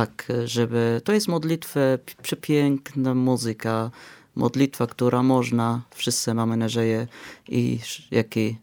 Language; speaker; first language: Polish; non-native, fluent; Arabic